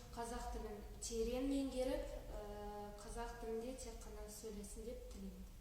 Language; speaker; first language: Kazakh; non-native, local second language; Russian